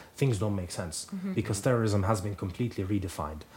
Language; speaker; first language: English; non-native, fluent; Arabic